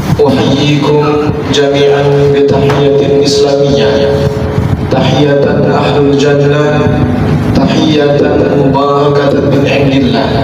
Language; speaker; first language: Arabic; non-native, fluent; Indonesian